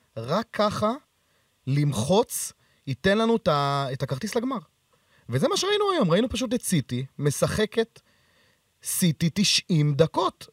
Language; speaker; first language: Hebrew; native; Hebrew